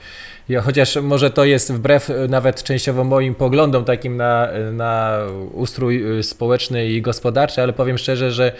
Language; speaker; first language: Polish; native; Polish